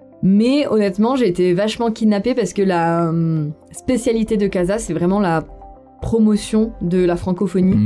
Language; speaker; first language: French; native; French